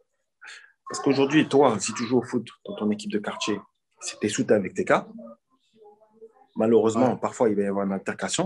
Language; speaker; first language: French; native; French